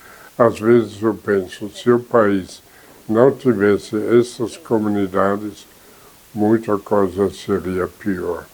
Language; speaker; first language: Portuguese; non-native, fluent; German